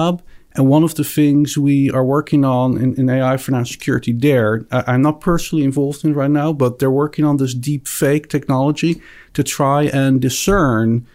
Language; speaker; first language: English; non-native, fluent; Dutch